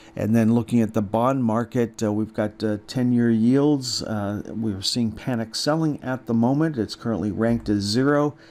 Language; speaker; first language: English; native; English